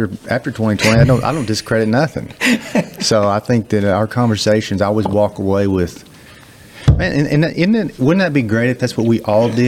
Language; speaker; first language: English; native; English